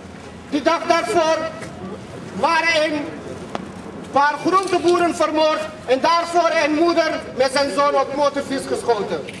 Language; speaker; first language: Dutch; non-native, fluent; Persian